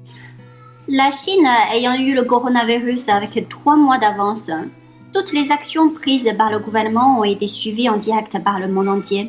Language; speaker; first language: French; non-native, fluent; Chinese